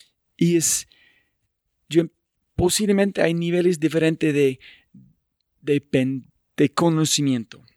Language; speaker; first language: Spanish; non-native, fluent; English